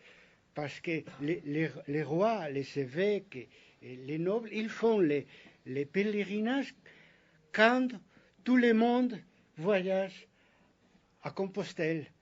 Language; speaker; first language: French; non-native, fluent; Spanish